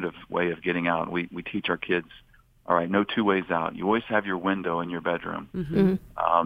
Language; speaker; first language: English; native; English